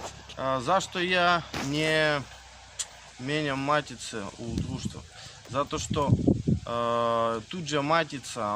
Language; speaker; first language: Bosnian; non-native, learner; Russian